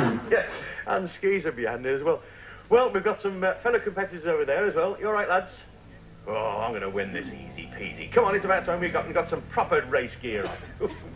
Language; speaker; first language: English; native; English